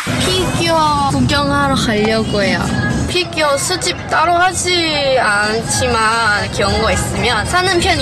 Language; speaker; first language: Korean; non-native, fluent; Thai